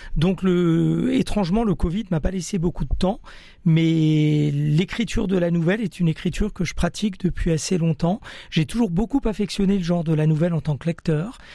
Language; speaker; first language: French; early bilingual, other home language; Italian